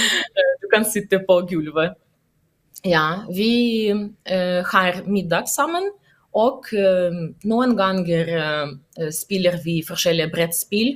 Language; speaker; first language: Norwegian; non-native, learner; Russian